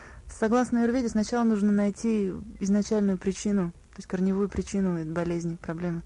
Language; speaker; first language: Russian; native; Russian